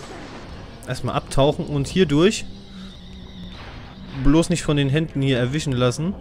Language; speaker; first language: German; native; German